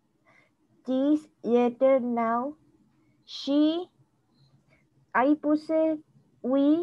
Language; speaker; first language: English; non-native, learner; Spanish